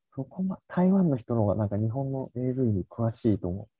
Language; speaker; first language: Japanese; native; Japanese